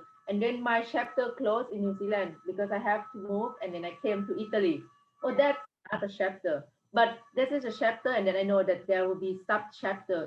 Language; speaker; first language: English; non-native, fluent; Thai